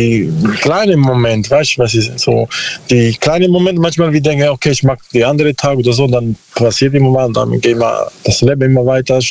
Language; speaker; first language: German; non-native, learner; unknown